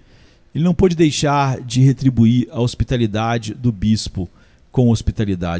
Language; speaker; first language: Portuguese; native; Portuguese